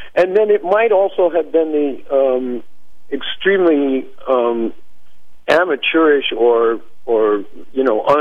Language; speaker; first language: English; native; English